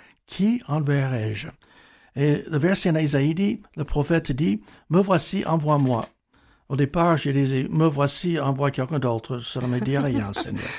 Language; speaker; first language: French; non-native, fluent; English